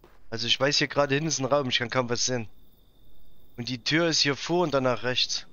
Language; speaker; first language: German; native; German